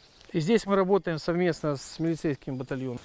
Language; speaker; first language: Russian; native; Russian